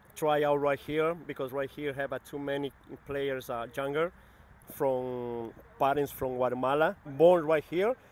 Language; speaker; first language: English; non-native, learner; Spanish